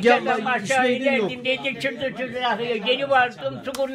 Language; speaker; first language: Turkish; native; Turkish